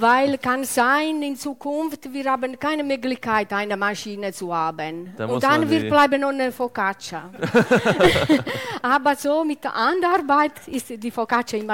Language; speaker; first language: German; non-native, learner; Italian